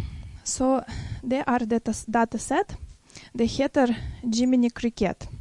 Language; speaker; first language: Norwegian; non-native, fluent; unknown